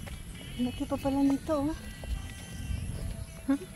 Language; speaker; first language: Filipino; native; Filipino